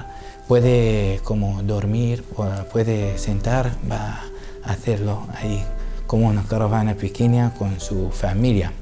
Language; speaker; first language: Spanish; non-native, learner; Assyrian Neo-Aramaic